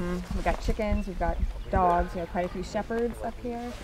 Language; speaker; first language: English; native; English